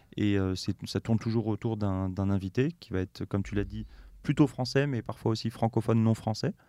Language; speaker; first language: French; native; French